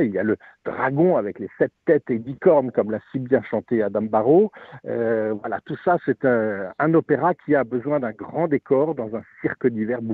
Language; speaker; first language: French; native; French